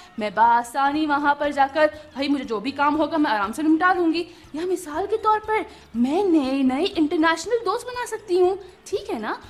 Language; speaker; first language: Urdu; native; Urdu